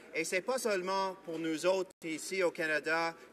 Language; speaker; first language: French; non-native, fluent; English